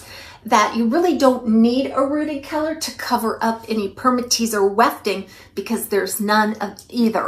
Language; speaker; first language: English; native; English